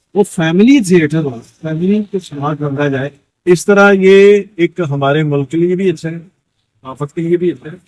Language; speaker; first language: Urdu; non-native, local second language; Punjabi